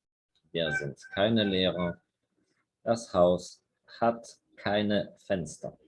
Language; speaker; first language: German; non-native, fluent; Spanish